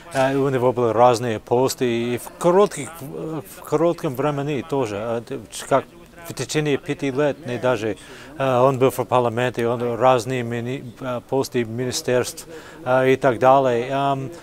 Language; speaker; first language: Russian; non-native, fluent; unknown